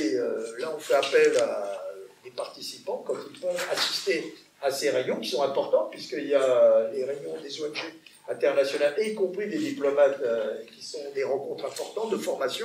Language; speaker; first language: French; native; French